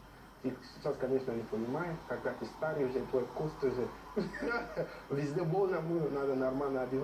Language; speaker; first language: Russian; non-native, learner; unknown